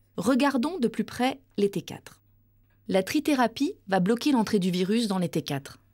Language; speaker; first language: French; native; French